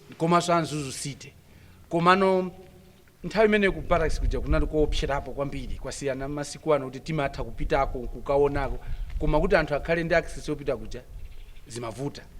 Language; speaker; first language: Nyanja; non-native, local second language; Tumbuka